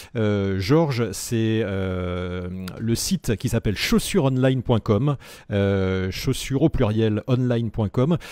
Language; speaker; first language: French; native; French